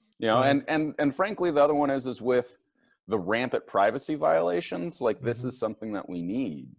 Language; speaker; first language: English; native; English